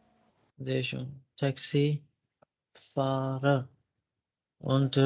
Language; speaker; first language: German; non-native, fluent; Urdu